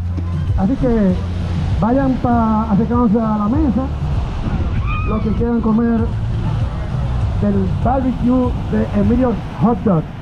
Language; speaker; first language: Spanish; native; Spanish